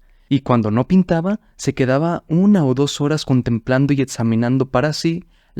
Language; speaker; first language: Spanish; native; Spanish